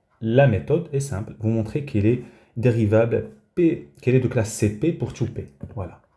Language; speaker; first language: French; native; French